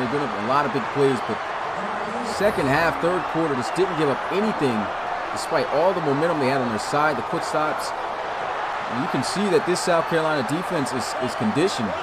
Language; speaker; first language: English; native; English